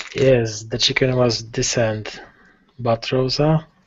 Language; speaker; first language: English; non-native, learner; Polish